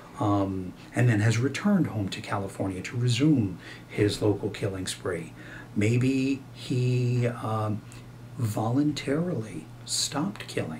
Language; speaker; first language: English; native; English